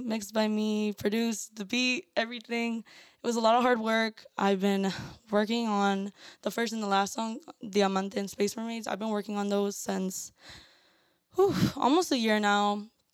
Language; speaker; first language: English; early bilingual, other home language; Spanish